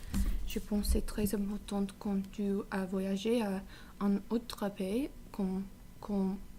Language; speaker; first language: French; non-native, learner; English